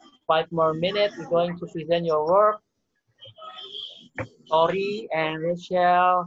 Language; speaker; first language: English; non-native, fluent; Indonesian